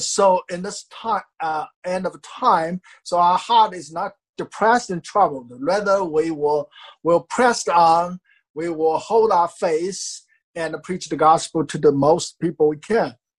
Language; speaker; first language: English; non-native, fluent; Chinese